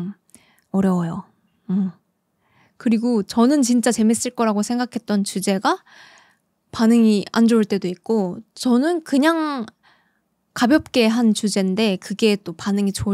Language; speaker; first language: Korean; native; Korean